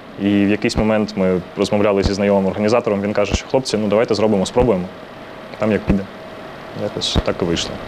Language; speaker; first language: Ukrainian; non-native, local second language; Russian